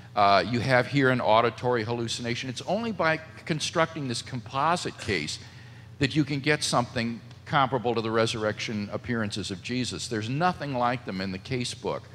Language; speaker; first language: English; native; English